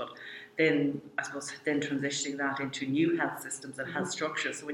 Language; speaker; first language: English; native; English